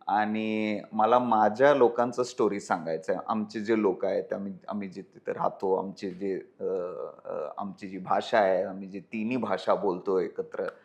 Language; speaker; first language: Marathi; native; Marathi